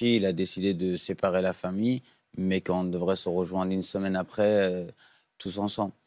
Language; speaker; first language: French; non-native, fluent; Persian